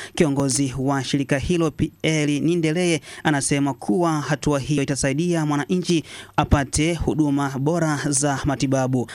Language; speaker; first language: Swahili; non-native, local second language; Rundi